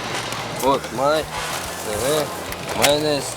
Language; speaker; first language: Russian; non-native, local second language; Kyrgyz